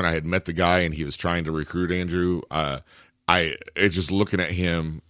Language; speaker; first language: English; native; English